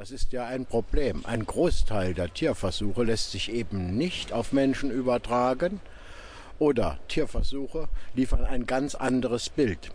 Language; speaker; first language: German; native; German